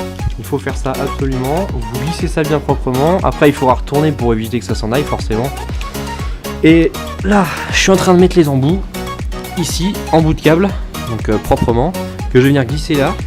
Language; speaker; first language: French; native; French